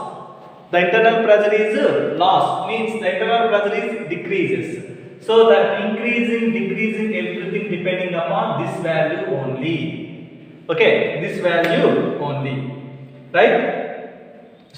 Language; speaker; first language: English; non-native, local second language; Telugu